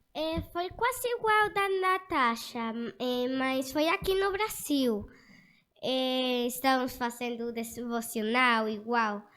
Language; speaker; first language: Portuguese; early bilingual, other home language; Spanish